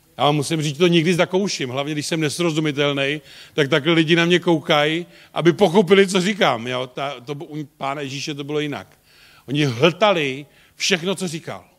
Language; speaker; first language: Czech; native; Czech